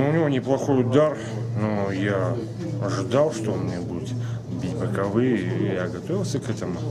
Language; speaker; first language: Russian; native; Russian